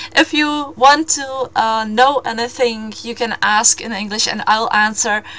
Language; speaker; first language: English; non-native, fluent; Czech